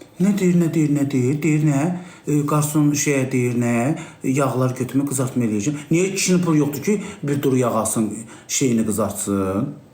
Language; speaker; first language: Azerbaijani; native; Azerbaijani